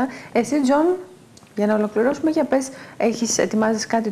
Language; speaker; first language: Greek; native; Greek